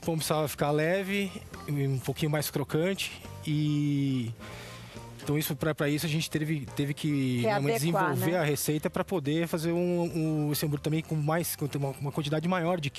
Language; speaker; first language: Portuguese; native; Portuguese